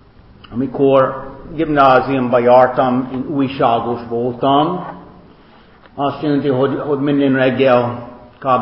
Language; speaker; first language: Hungarian; non-native, fluent; English